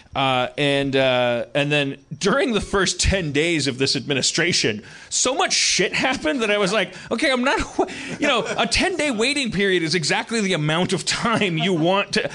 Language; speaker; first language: English; native; English